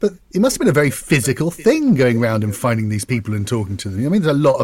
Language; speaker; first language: English; native; English